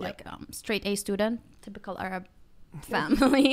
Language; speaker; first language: English; non-native, fluent; Arabic